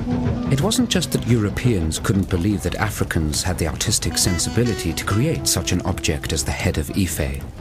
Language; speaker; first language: English; native; English